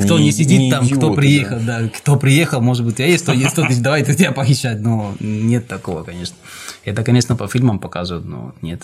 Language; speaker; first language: Russian; non-native, fluent; Spanish